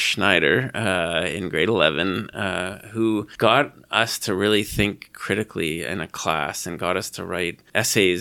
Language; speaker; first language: English; native; English